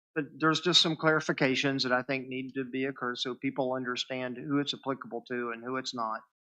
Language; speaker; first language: English; native; English